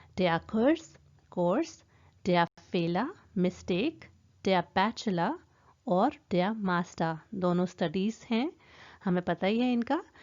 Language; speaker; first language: Urdu; native; Urdu